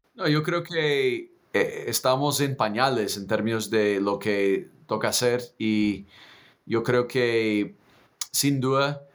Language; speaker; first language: Spanish; non-native, fluent; English